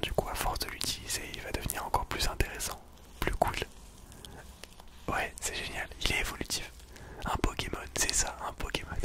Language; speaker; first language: French; native; French